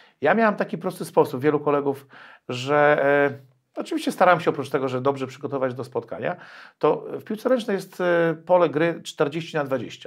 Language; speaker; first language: Polish; native; Polish